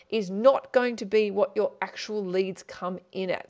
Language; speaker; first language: English; native; English